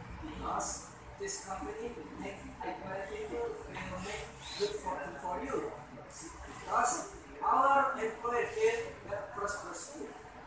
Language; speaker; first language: English; non-native, learner; Indonesian